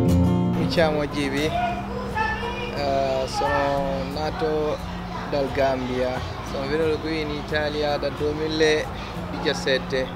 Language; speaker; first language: Italian; non-native, learner; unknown